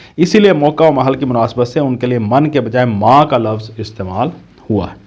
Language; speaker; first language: Urdu; native; Urdu